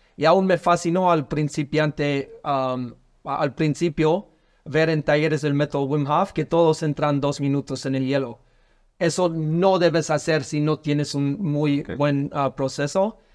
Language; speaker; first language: Spanish; non-native, learner; English